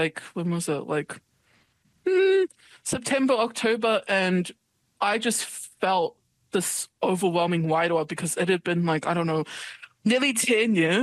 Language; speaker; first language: English; native; English